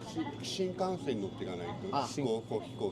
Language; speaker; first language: Japanese; native; Japanese